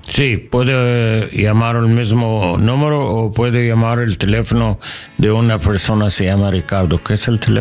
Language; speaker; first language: Spanish; non-native, learner; English